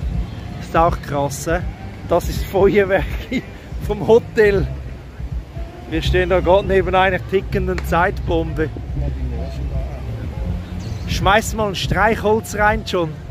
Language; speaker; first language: German; native; German